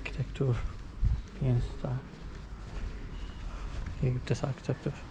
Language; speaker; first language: German; non-native, learner; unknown